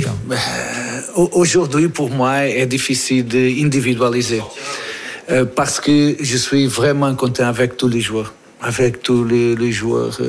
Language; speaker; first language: French; non-native, learner; Portuguese